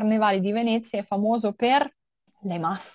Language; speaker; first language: Italian; non-native, fluent; Russian